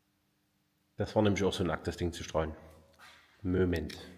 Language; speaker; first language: German; native; German